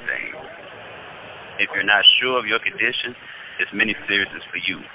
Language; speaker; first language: English; native; English